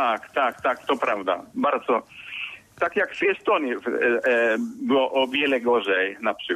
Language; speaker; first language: Polish; non-native, fluent; Finnish